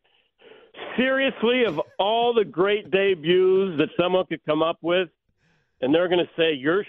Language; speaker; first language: English; native; English